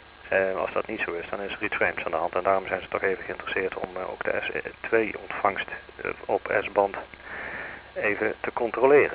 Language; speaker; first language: Dutch; native; Dutch